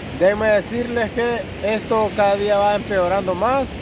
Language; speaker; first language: Spanish; native; Spanish